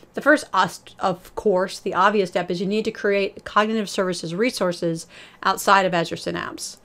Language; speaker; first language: English; native; English